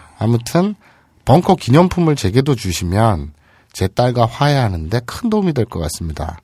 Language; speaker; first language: Korean; native; Korean